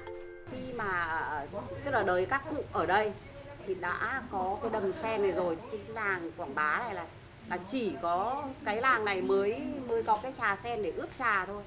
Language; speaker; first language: Vietnamese; native; Vietnamese